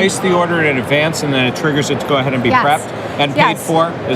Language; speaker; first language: English; native; English